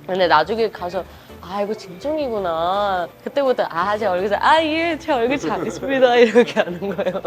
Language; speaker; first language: Korean; non-native, fluent; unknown